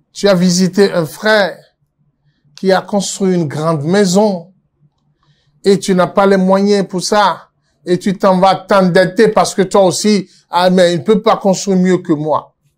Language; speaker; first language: French; non-native, local second language; Yoruba